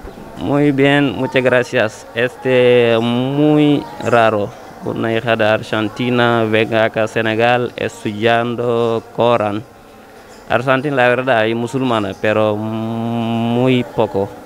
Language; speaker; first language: Spanish; non-native, learner; Wolof